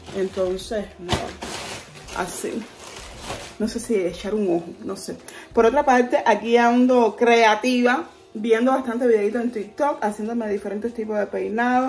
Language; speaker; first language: Spanish; native; Spanish